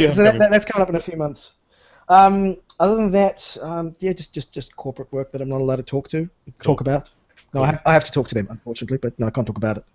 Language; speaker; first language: English; native; English